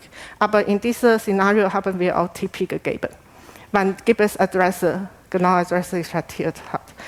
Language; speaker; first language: German; non-native, learner; Chinese